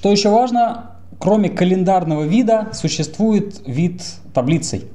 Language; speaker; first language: Russian; native; Russian